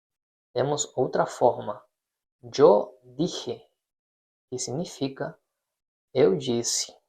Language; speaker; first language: Portuguese; non-native, fluent; Spanish